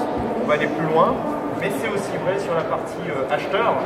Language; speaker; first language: French; native; French